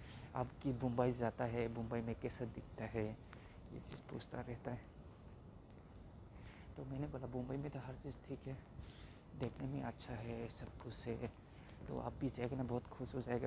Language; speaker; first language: Hindi; non-native, local second language; Kok Borok